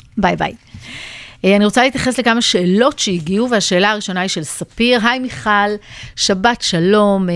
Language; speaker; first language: Hebrew; native; Hebrew